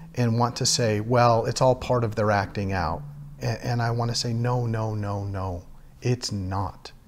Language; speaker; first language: English; native; English